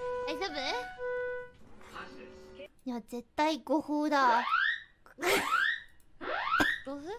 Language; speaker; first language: Japanese; non-native, fluent; Indonesian